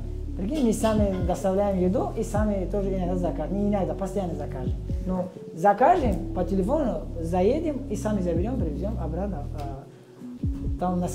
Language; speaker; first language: Russian; non-native, fluent; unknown